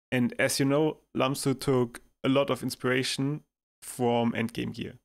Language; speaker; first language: English; non-native, fluent; German